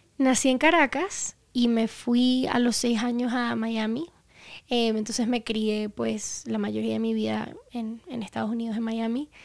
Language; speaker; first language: Spanish; native; Spanish